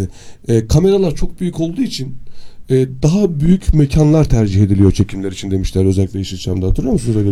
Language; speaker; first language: Turkish; native; Turkish